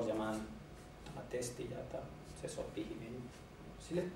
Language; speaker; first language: Finnish; non-native, learner; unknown